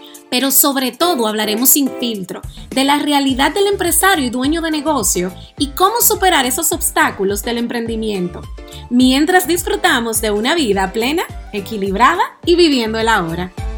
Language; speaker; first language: Spanish; native; Spanish